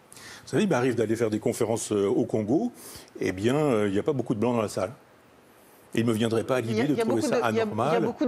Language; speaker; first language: French; native; French